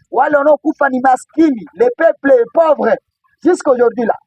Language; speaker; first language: French; non-native, local second language; Swahili